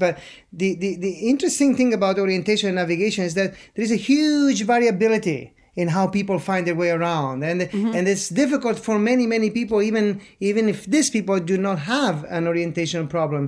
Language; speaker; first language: English; non-native, fluent; Italian